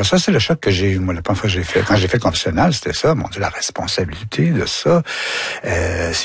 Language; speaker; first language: French; native; French